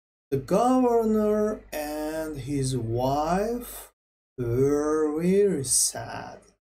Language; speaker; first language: English; non-native, fluent; Azerbaijani